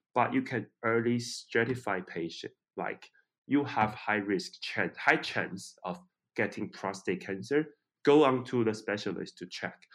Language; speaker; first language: English; non-native, fluent; Chinese